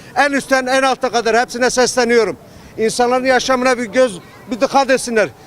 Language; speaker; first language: Turkish; native; Turkish